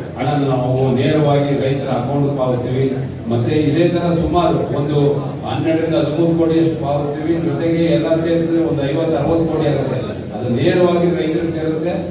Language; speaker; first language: Kannada; native; Kannada